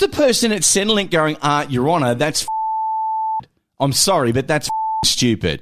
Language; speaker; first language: English; native; English